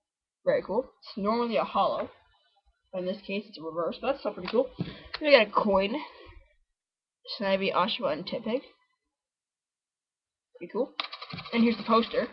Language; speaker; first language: English; native; English